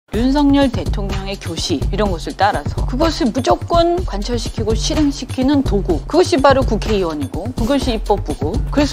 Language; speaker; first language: Korean; native; Korean